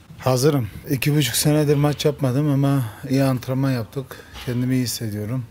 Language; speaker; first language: Turkish; early bilingual, heritage; Turkish